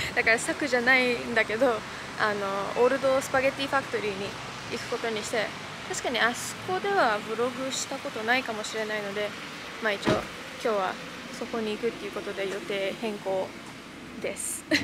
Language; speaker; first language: Japanese; early bilingual, heritage; Japanese